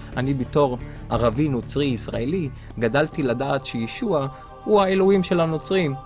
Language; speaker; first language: Hebrew; non-native, local second language; Arabic